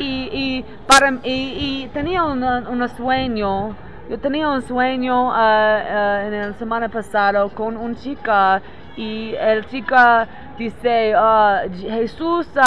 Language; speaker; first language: Spanish; non-native, learner; English